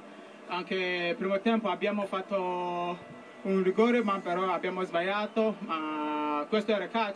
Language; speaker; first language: Italian; non-native, learner; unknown